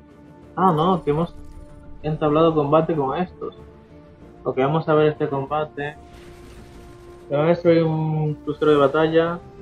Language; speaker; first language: Spanish; native; Spanish